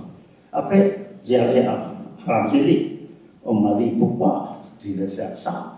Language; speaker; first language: French; non-native, fluent; Spanish